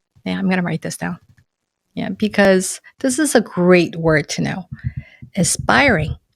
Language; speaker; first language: English; non-native, fluent; Korean